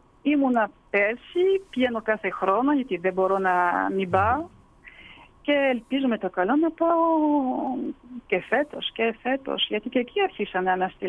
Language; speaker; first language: Greek; early bilingual, heritage; Greek